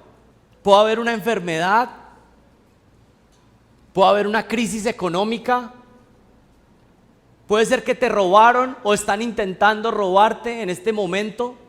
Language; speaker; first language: Spanish; native; Spanish